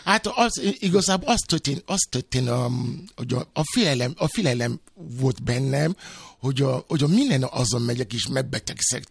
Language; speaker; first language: Hungarian; non-native, fluent; Yoruba